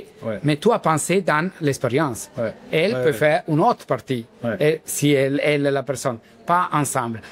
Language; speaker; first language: French; non-native, learner; Italian